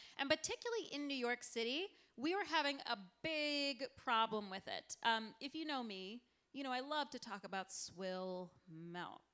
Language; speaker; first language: English; native; English